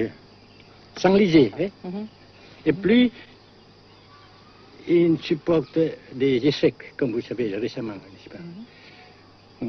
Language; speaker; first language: French; non-native, fluent; Vietnamese